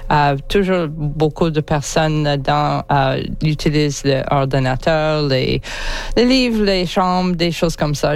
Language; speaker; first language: French; non-native, learner; English